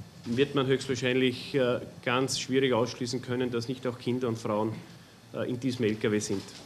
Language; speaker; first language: German; native; German